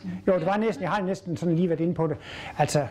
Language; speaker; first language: Danish; native; Danish